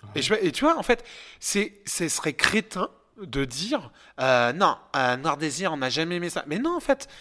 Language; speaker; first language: French; native; French